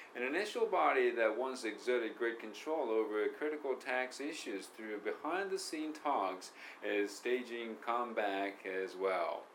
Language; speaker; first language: English; non-native, fluent; Japanese